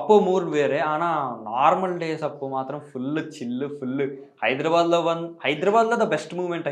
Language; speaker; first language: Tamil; non-native, learner; Telugu